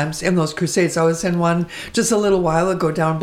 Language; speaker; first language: English; native; English